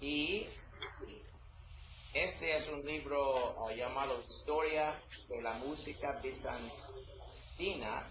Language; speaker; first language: Spanish; non-native, learner; English